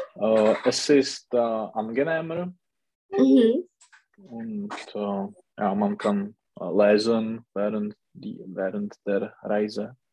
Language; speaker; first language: German; non-native, learner; Czech